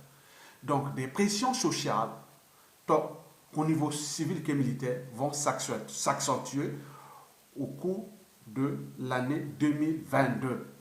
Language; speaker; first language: French; non-native, local second language; Lingala